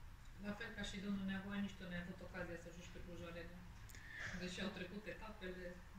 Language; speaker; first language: Romanian; native; Romanian